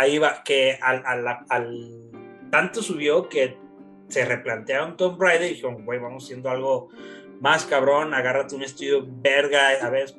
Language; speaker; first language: Spanish; native; Spanish